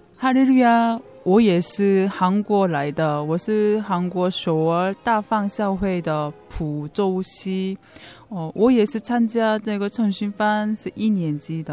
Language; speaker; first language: Chinese; non-native, learner; Korean